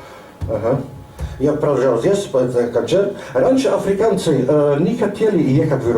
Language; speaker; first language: Russian; non-native, learner; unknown